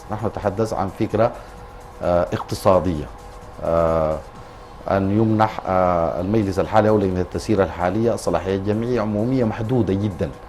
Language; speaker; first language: Arabic; native; Arabic